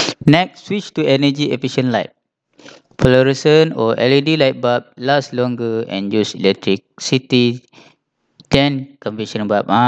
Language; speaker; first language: English; non-native, local second language; Malay